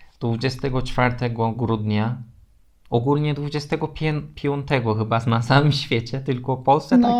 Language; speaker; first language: Polish; non-native, learner; Turkish